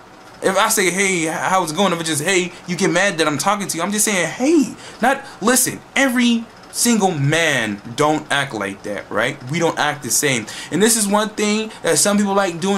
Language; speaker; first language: English; native; English